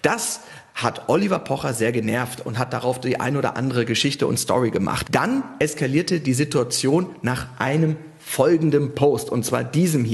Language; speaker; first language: German; native; German